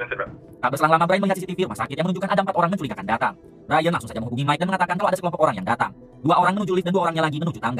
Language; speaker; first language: Indonesian; native; Indonesian